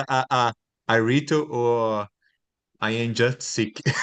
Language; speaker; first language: English; non-native, learner; Portuguese